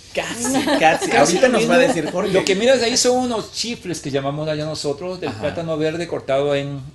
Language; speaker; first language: Spanish; native; Spanish